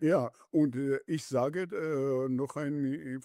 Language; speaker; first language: German; non-native, learner; Georgian